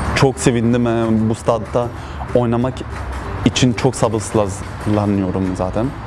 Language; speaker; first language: Turkish; early bilingual, heritage; Turkish